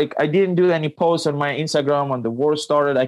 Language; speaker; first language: English; non-native, fluent; Ukrainian